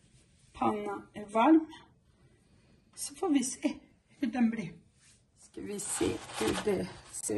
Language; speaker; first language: Swedish; non-native, learner; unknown